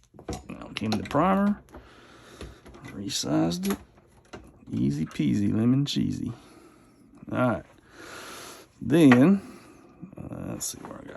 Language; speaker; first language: English; native; English